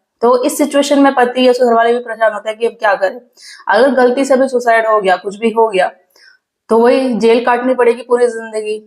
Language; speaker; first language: Hindi; native; Hindi